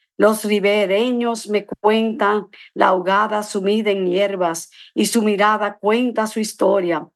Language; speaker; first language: Spanish; early bilingual, other home language; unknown